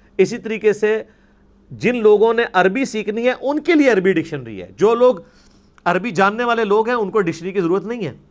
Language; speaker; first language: Urdu; non-native, local second language; Punjabi